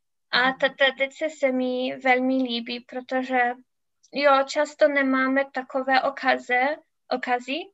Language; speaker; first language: Czech; non-native, learner; English